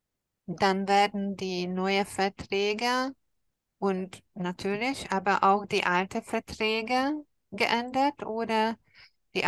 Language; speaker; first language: German; non-native, fluent; Hungarian